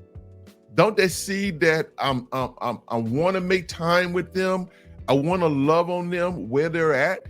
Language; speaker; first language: English; native; English